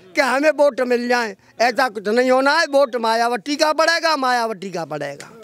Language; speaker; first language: Hindi; native; Hindi